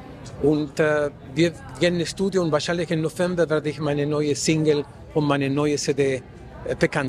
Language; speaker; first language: German; non-native, fluent; Spanish